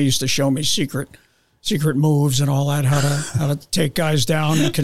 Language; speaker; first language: English; native; English